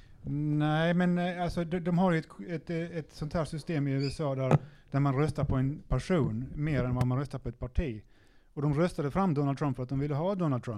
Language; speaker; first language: Swedish; native; Swedish